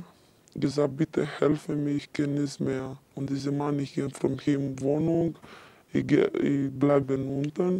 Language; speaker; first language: German; non-native, learner; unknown